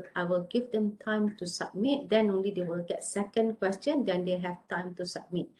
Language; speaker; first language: English; non-native, local second language; Malay